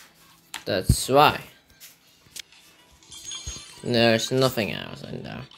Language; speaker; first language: English; non-native, learner; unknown